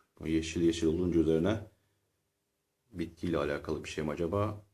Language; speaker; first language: Turkish; native; Turkish